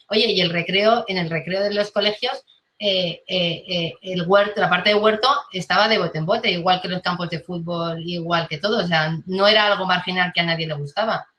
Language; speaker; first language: Spanish; native; Spanish